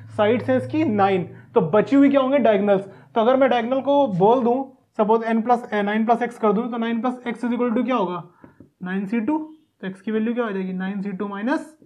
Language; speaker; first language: Hindi; native; Hindi